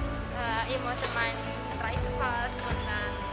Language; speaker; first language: German; non-native, learner; Indonesian